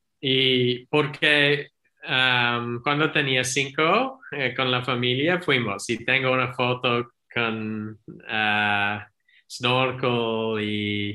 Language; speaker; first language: Spanish; non-native, learner; English